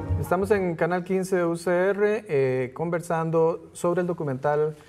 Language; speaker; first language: Spanish; native; Spanish